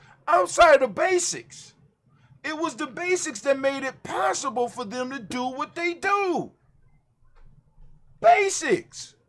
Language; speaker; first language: English; native; English